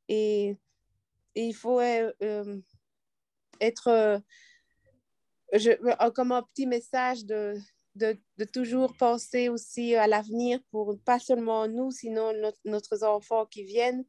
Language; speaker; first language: French; non-native, fluent; Quechua